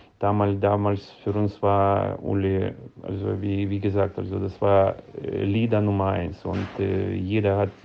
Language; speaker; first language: German; non-native, learner; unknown